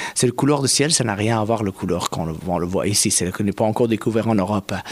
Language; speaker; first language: French; non-native, fluent; Persian